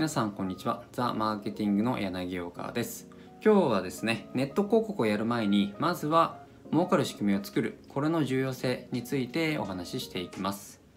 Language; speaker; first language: Japanese; native; Japanese